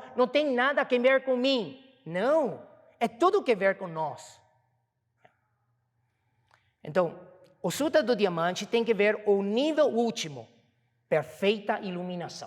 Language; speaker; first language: Portuguese; non-native, fluent; Chinese